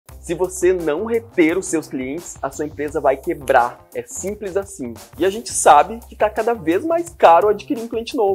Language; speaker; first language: Portuguese; native; Portuguese